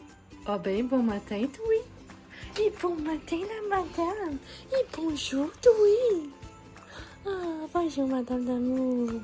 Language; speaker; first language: French; native; French